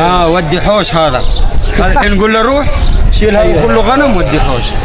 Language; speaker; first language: Arabic; non-native, learner; Hindi